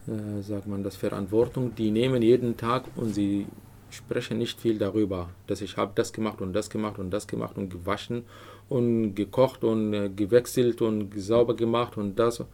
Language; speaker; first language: German; non-native, learner; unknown